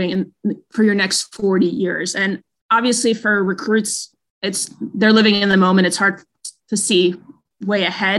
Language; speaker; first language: English; native; English